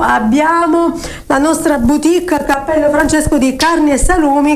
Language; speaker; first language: Italian; native; Italian